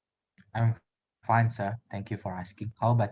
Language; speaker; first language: English; non-native, learner; Indonesian